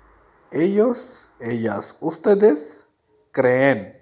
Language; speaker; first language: Spanish; non-native, fluent; Urdu